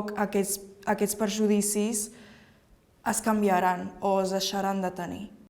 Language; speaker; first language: Catalan; early bilingual, other home language; Chinese